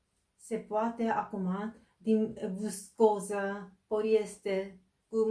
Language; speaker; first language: Romanian; non-native, fluent; Japanese